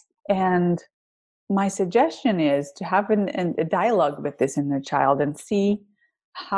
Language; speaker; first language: English; non-native, fluent; Greek